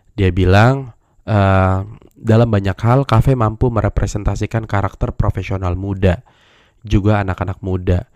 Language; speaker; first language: Indonesian; native; Indonesian